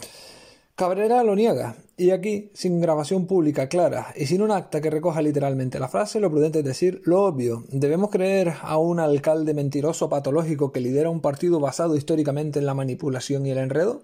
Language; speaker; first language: Spanish; native; Spanish